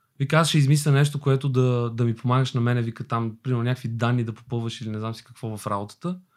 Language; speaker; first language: Bulgarian; early bilingual, other home language; Albanian